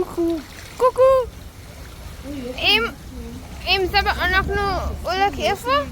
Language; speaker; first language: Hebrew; non-native, learner; Gujarati